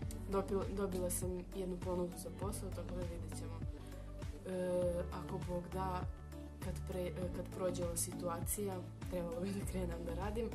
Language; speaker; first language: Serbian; non-native, local second language; Slovak